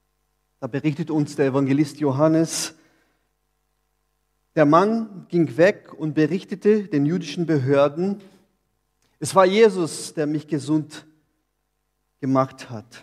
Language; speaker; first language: German; non-native, fluent; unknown